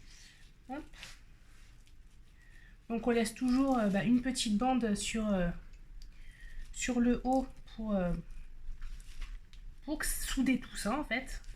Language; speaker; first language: French; native; French